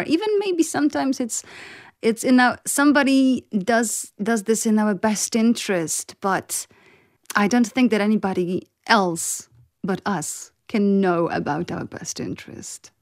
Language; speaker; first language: English; non-native, fluent; Polish